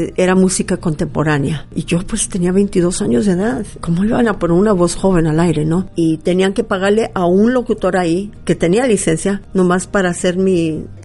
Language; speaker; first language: Spanish; early bilingual, heritage; Spanish